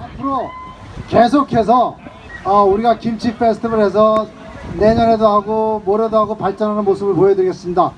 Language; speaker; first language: Korean; native; Korean